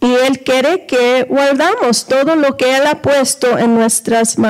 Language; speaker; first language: Spanish; early bilingual, heritage; Spanish